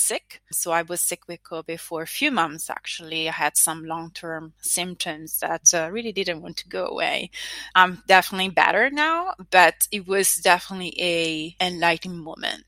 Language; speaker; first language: English; non-native, fluent; Italian